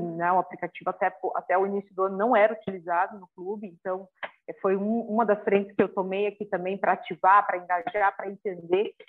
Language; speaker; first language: Portuguese; native; Portuguese